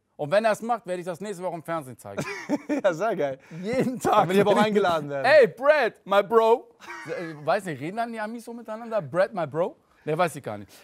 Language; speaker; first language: German; early bilingual, other home language; Turkish